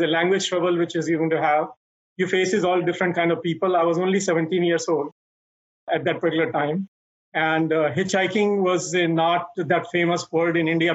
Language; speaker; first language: English; non-native, local second language; Hindi